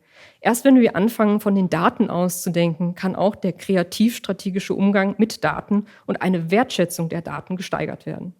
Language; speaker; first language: German; native; German